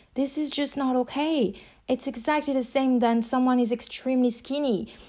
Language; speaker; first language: English; non-native, fluent; French